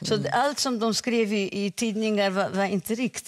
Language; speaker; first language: Swedish; non-native, fluent; Polish